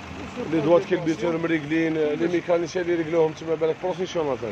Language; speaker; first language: Arabic; native; Arabic